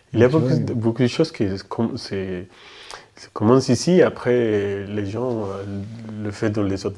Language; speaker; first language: French; non-native, fluent; Spanish